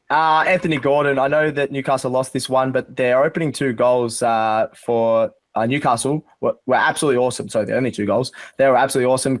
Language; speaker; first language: English; native; English